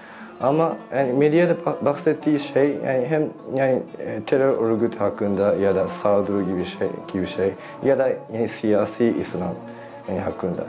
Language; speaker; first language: Turkish; non-native, learner; Japanese